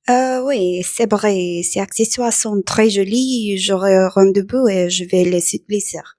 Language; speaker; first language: French; non-native, learner; Spanish